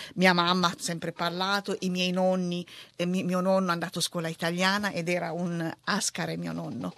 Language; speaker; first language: Italian; early bilingual, other home language; Tigrinya